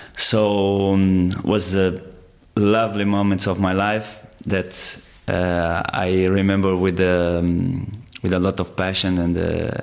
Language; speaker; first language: English; non-native, fluent; Portuguese